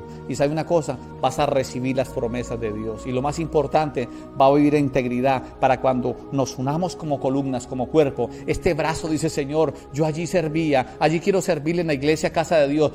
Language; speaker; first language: Spanish; native; Spanish